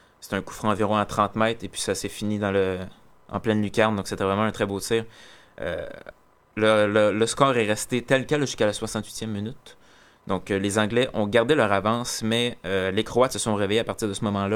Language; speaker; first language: French; native; French